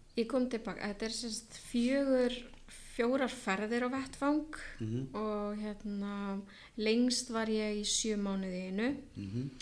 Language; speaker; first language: Icelandic; native; Icelandic